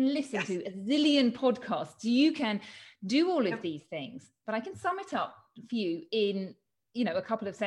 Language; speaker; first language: English; native; English